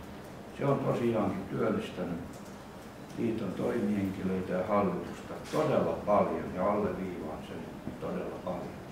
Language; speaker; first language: Finnish; native; Finnish